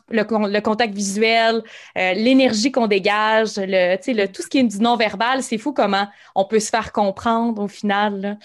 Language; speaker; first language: French; native; French